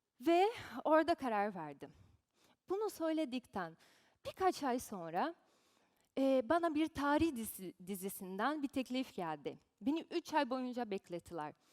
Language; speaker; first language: Turkish; non-native, fluent; Portuguese